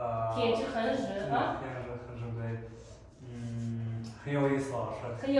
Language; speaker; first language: Chinese; non-native, learner; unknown